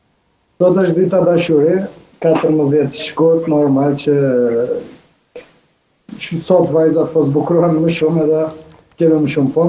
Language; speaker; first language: Albanian; non-native, fluent; Turkish